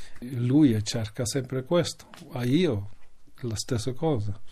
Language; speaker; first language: Italian; non-native, learner; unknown